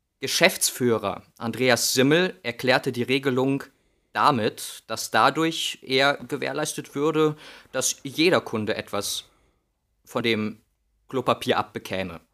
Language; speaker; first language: German; native; German